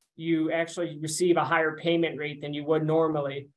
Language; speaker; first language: English; native; English